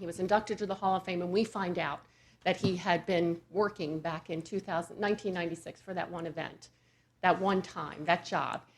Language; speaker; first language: English; native; English